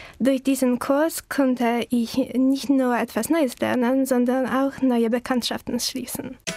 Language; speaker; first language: German; non-native, learner; Polish